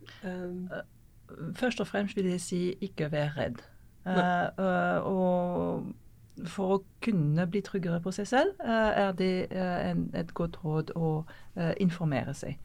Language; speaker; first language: Norwegian; non-native, fluent; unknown